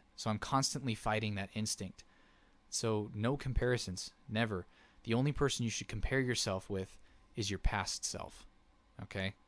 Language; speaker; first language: English; native; English